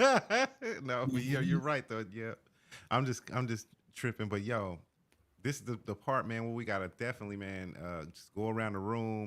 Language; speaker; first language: English; native; English